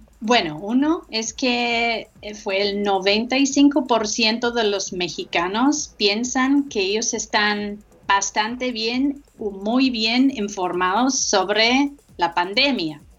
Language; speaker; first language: Spanish; non-native, fluent; English